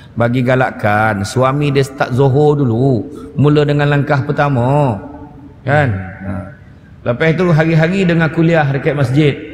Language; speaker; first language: Malay; native; Malay